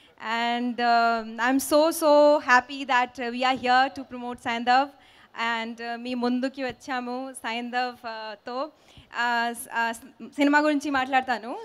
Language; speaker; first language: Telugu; non-native, fluent; Hindi